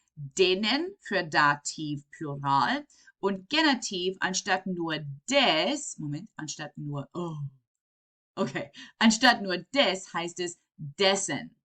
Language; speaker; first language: German; non-native, fluent; English